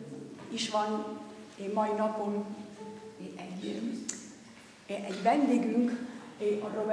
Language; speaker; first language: Hungarian; non-native, learner; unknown